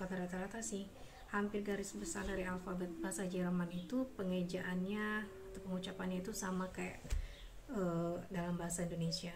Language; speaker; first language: Indonesian; native; Indonesian